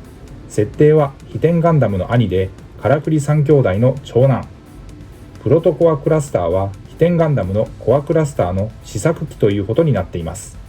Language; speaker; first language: Japanese; native; Japanese